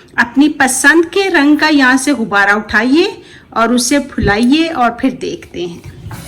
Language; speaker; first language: Urdu; non-native, local second language; Punjabi